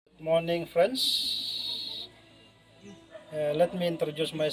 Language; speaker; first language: English; non-native, learner; Indonesian